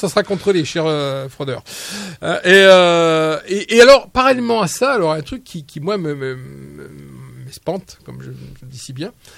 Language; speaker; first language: French; native; French